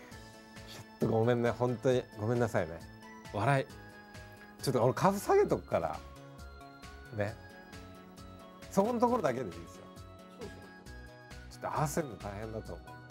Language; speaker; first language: Japanese; native; Japanese